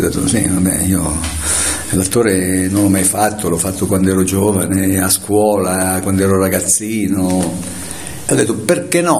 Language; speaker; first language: Italian; native; Italian